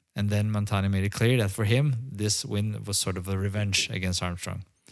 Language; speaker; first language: English; non-native, fluent; Norwegian